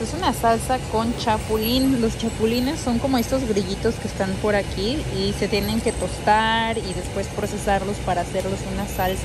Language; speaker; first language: Spanish; native; Spanish